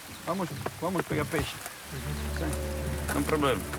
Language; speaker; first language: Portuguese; non-native, learner; French